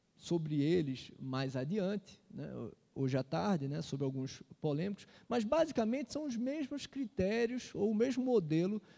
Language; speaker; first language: Portuguese; native; Portuguese